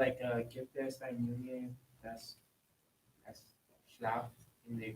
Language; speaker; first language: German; non-native, learner; English